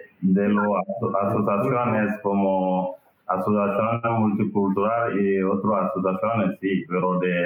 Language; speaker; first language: Spanish; non-native, learner; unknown